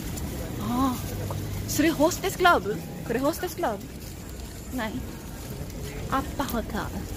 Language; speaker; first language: Japanese; non-native, learner; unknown